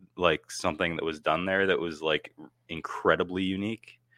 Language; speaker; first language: English; native; English